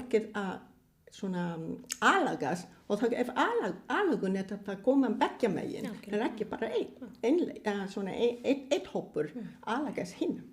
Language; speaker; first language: Icelandic; non-native, fluent; Vietnamese